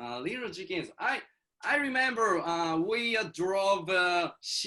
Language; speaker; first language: English; non-native, learner; Japanese